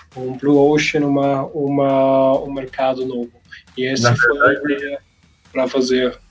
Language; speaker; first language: Portuguese; non-native, learner; German